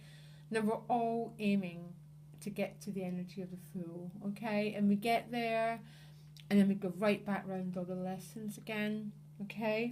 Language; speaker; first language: English; native; English